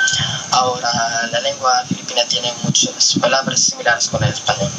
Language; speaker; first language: Spanish; non-native, learner; Filipino